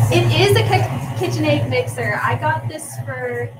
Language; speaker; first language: English; native; English